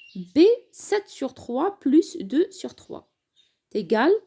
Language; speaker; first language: French; non-native, local second language; Arabic